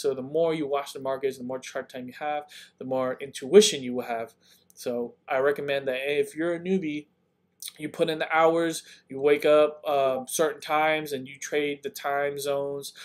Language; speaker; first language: English; native; English